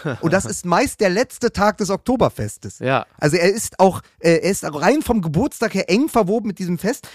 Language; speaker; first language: German; native; German